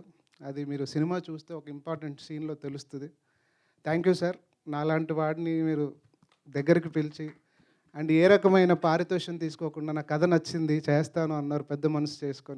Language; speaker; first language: Telugu; native; Telugu